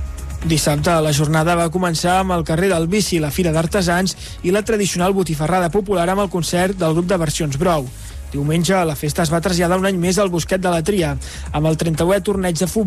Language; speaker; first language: Catalan; native; Catalan